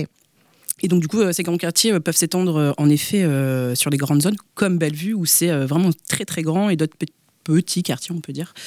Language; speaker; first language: French; native; French